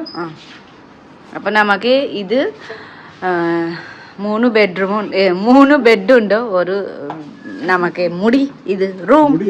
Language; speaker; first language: Malayalam; non-native, learner; Nepali